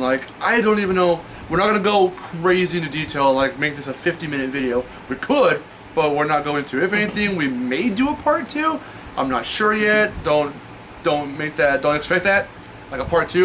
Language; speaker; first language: English; native; English